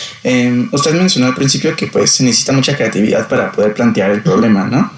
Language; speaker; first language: Spanish; native; Spanish